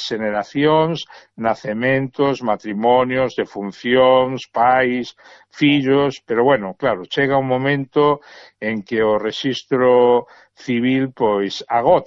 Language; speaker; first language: Galician; native; Galician